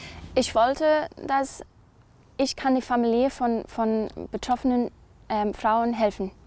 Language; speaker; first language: German; non-native, learner; English